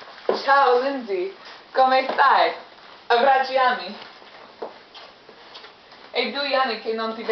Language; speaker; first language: Italian; non-native, learner; English